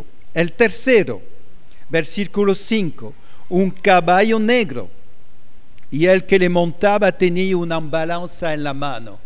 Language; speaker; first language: Spanish; non-native, fluent; French